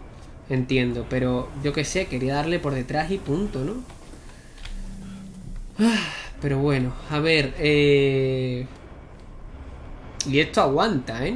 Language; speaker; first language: Spanish; native; Spanish